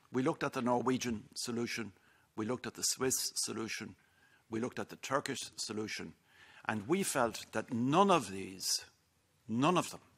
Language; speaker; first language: English; native; English